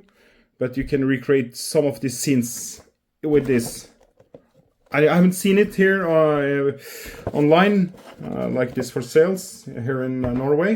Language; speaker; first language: English; non-native, fluent; Norwegian